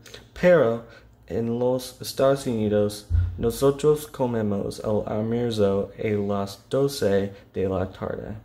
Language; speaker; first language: Spanish; non-native, learner; English